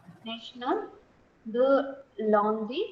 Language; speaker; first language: French; non-native, learner; Tamil